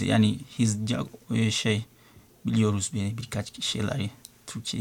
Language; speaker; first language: Turkish; non-native, learner; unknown